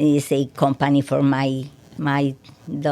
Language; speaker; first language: English; non-native, learner; Spanish